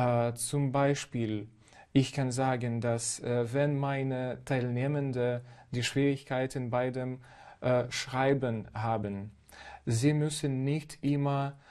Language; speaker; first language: German; non-native, fluent; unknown